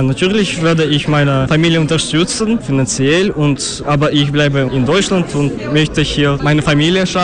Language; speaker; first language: German; non-native, fluent; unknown